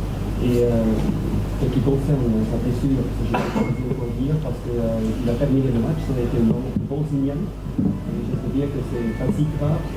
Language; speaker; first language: French; non-native, fluent; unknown